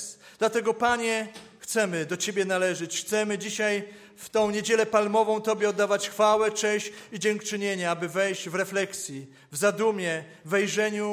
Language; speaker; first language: Polish; native; Polish